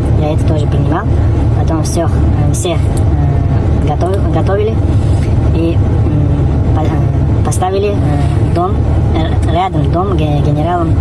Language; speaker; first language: Russian; non-native, learner; Uzbek